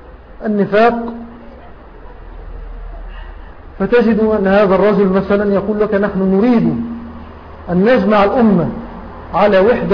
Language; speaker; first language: Arabic; native; Arabic